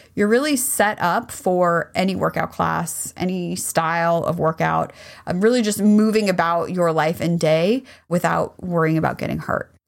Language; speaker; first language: English; native; English